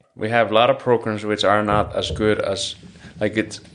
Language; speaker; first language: English; non-native, fluent; Icelandic